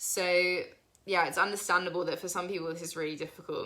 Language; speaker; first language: English; native; English